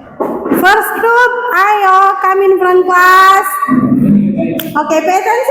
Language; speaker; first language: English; non-native, learner; Indonesian